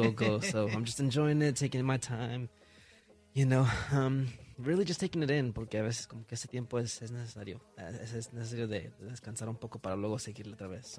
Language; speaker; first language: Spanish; early bilingual, heritage; Spanish